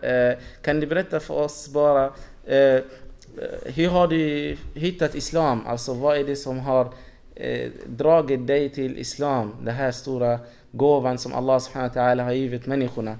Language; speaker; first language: Swedish; non-native, fluent; Arabic